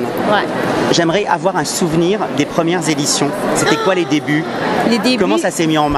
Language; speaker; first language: French; native; French